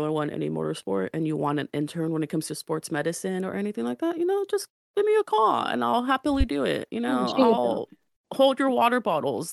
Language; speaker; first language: English; native; English